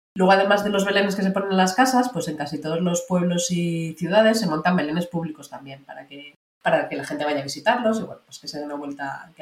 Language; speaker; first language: Spanish; native; Spanish